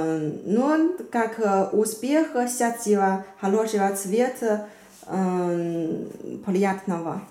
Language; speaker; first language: Russian; non-native, learner; Chinese